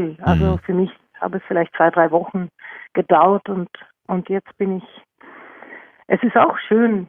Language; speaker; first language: German; non-native, fluent; Norwegian